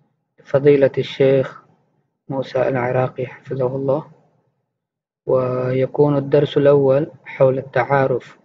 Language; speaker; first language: Arabic; non-native, fluent; Urdu